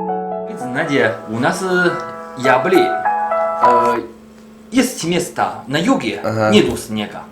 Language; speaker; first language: Russian; non-native, learner; Chinese